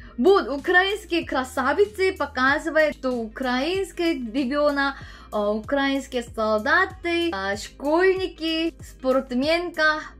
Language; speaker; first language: Russian; non-native, learner; Korean